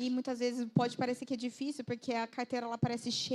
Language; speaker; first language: Portuguese; native; Portuguese